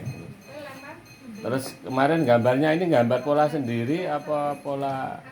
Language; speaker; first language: Indonesian; native; Indonesian